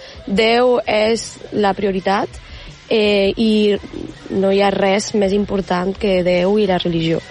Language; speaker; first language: Catalan; non-native, local second language; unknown